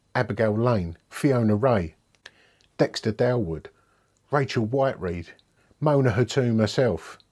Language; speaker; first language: English; native; English